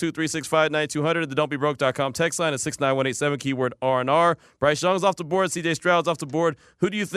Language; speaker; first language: English; native; English